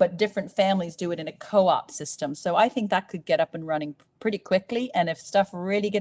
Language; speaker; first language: English; native; English